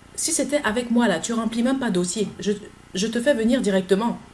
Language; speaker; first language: French; native; French